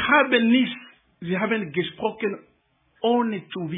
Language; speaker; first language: German; non-native, learner; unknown